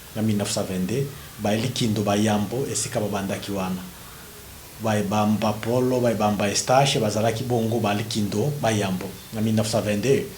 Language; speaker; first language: Lingala; native; Lingala